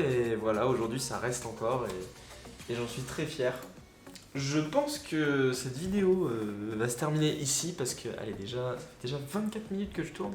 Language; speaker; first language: French; native; French